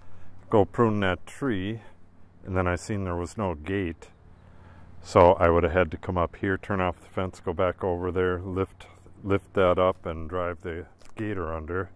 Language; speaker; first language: English; native; English